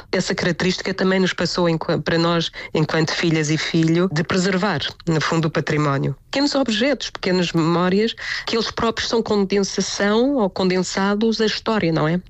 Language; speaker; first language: Portuguese; native; Portuguese